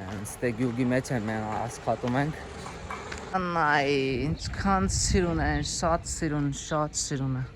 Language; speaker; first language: Armenian; non-native, learner; Hindi